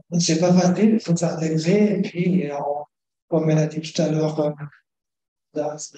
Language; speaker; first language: French; non-native, fluent; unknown